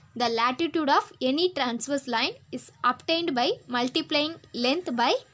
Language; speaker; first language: English; non-native, local second language; Tamil